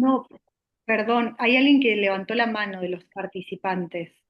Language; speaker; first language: Spanish; native; Spanish